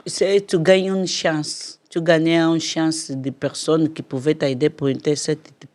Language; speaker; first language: French; non-native, learner; Portuguese